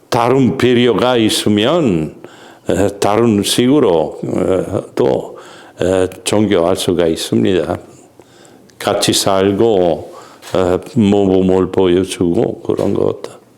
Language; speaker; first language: Korean; non-native, fluent; Italian